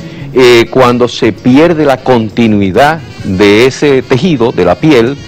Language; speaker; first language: Spanish; native; Spanish